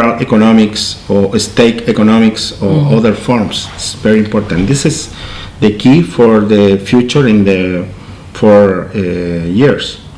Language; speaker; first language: English; non-native, learner; Spanish